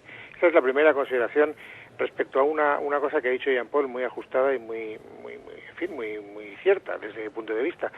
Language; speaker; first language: Spanish; native; Spanish